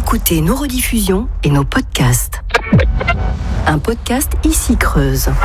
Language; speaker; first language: French; native; French